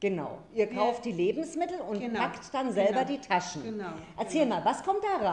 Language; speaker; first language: German; native; German